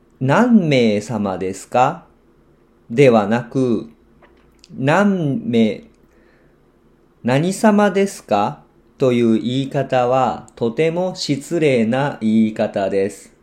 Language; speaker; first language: Japanese; non-native, fluent; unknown